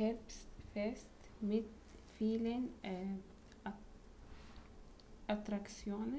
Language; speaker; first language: German; non-native, learner; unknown